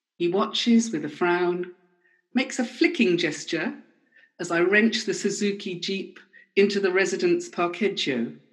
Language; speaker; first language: English; native; English